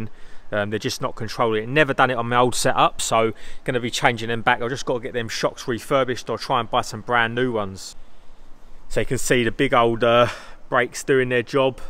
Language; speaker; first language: English; native; English